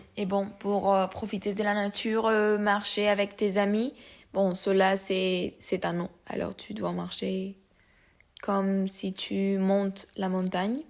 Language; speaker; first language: French; non-native, learner; Spanish